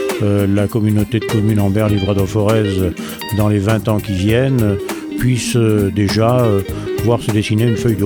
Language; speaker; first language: French; native; French